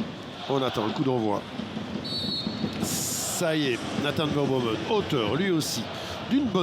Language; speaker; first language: French; native; French